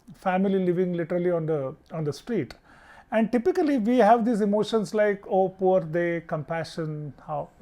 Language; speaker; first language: English; non-native, local second language; Marathi